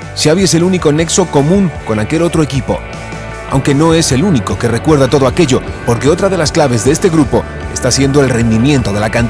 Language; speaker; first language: Spanish; native; Spanish